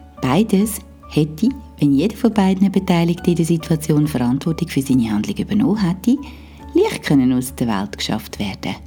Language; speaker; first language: German; native; German